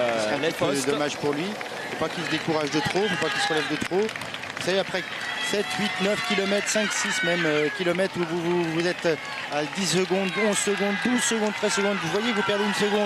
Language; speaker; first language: French; native; French